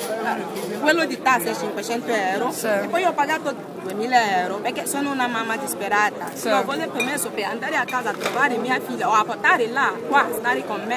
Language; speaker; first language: Italian; non-native, learner; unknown